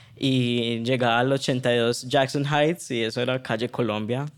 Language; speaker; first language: Spanish; early bilingual, heritage; Spanish